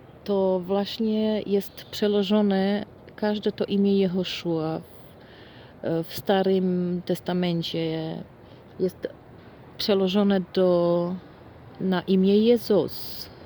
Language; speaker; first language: Polish; non-native, fluent; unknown